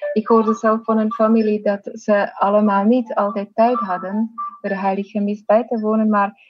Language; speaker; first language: Dutch; non-native, fluent; Slovak